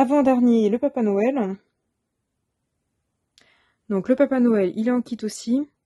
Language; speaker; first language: French; native; French